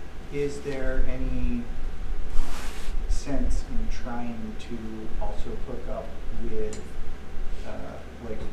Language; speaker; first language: English; native; English